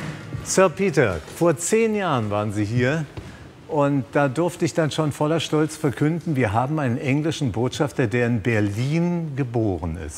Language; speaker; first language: German; native; German